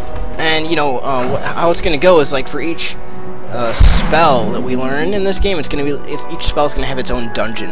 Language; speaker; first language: English; native; English